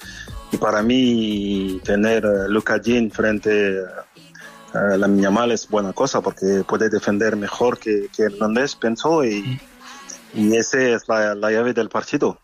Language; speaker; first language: Spanish; non-native, fluent; French